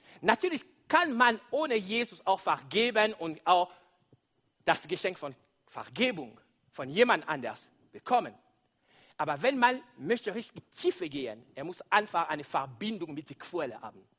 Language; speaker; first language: German; non-native, fluent; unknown